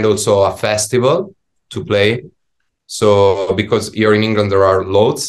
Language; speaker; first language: English; non-native, fluent; Italian